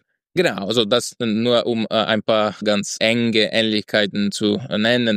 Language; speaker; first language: German; non-native, fluent; Italian